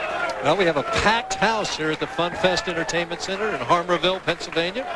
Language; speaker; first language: English; native; English